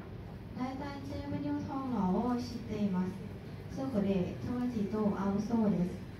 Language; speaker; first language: Japanese; non-native, learner; Thai